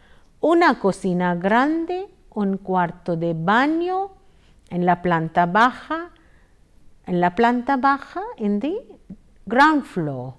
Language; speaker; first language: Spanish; non-native, fluent; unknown